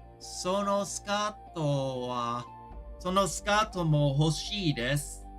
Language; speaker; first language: Japanese; non-native, learner; English